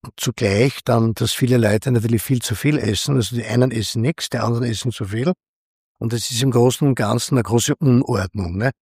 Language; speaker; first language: German; native; German